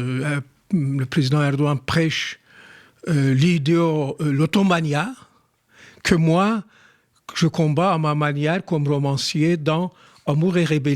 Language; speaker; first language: French; non-native, fluent; Turkish